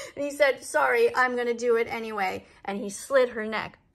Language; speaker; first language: English; native; English